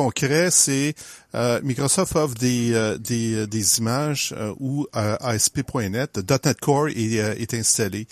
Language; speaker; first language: French; native; French